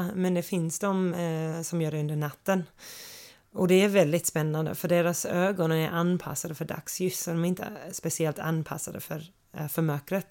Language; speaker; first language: Swedish; non-native, fluent; English